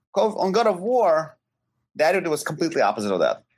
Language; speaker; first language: English; non-native, fluent; Ukrainian